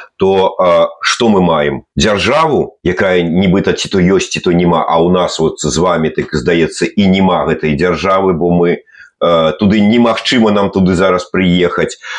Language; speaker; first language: Belarusian; native; Belarusian